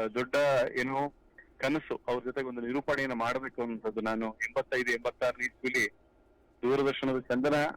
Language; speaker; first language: Kannada; native; Kannada